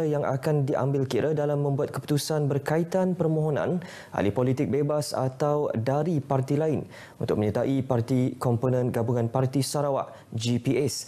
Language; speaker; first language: Malay; native; Malay